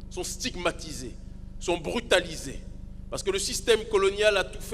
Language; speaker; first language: French; native; French